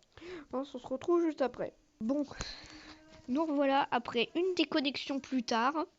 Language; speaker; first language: French; native; French